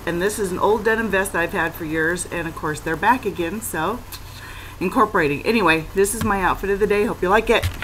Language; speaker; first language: English; native; English